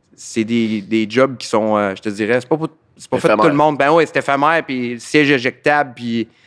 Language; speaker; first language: French; native; French